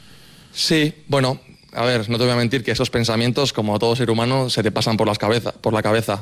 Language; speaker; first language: Spanish; native; Spanish